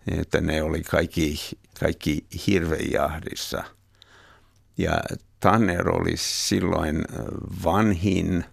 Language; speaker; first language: Finnish; non-native, fluent; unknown